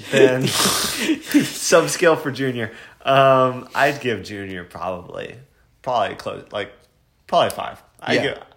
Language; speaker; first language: English; native; English